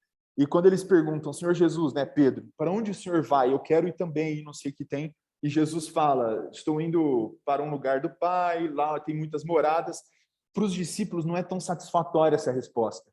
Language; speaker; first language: Portuguese; native; Portuguese